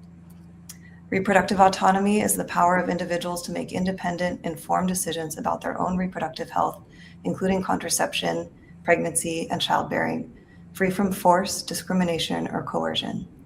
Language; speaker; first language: English; native; English